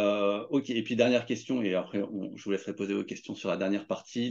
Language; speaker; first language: French; native; French